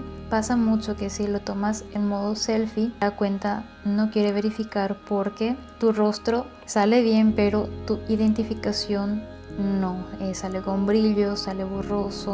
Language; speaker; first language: Spanish; native; Spanish